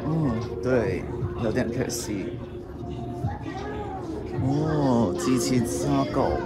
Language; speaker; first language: Chinese; non-native, local second language; Cantonese